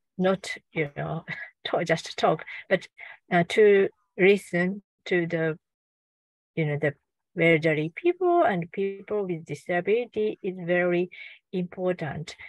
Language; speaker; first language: English; non-native, learner; Japanese